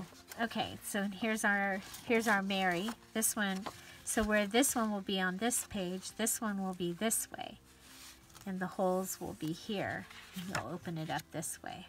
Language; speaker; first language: English; native; English